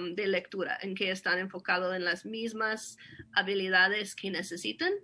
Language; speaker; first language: Spanish; non-native, fluent; English